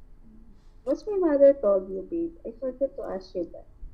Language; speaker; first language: English; non-native, learner; Filipino